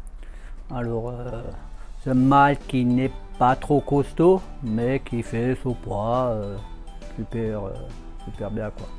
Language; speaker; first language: French; native; French